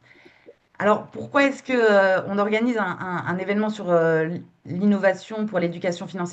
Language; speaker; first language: French; native; French